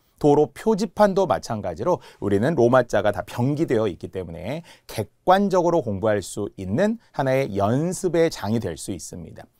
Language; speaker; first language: Korean; native; Korean